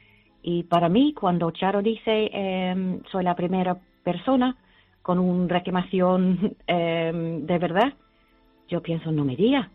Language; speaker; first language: Spanish; non-native, learner; English